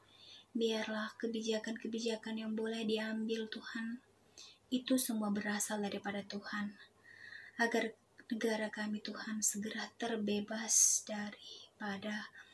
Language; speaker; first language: Indonesian; native; Indonesian